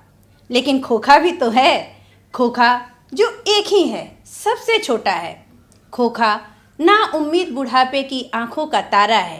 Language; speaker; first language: Hindi; native; Hindi